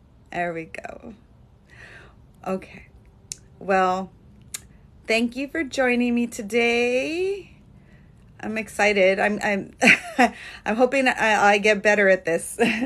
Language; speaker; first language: English; early bilingual, other home language; Spanish